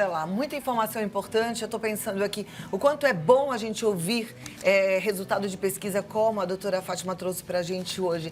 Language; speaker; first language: Portuguese; native; Portuguese